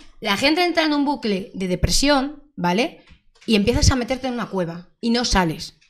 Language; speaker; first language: Spanish; native; Spanish